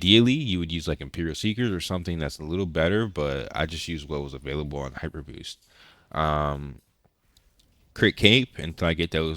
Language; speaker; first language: English; native; English